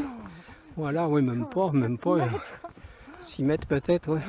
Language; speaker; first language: French; native; French